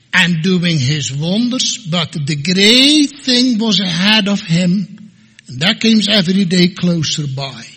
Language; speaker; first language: English; non-native, fluent; Dutch